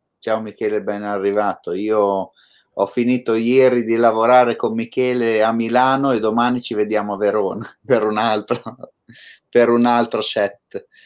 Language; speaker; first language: Italian; native; Italian